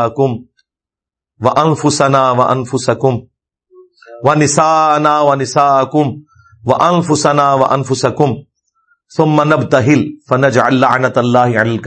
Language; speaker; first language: Urdu; non-native, local second language; Punjabi